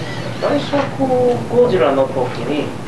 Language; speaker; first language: Japanese; non-native, learner; English